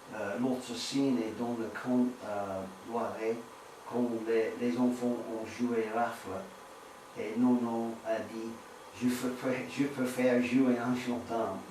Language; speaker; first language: French; non-native, learner; English